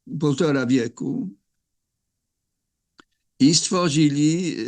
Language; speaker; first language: Polish; non-native, fluent; English